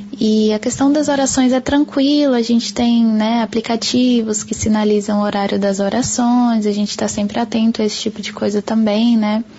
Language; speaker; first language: Portuguese; native; Portuguese